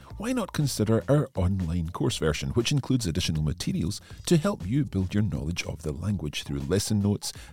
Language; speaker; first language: English; native; English